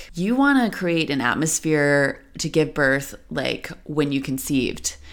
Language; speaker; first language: English; native; English